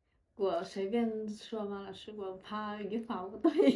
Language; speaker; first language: Chinese; non-native, learner; Vietnamese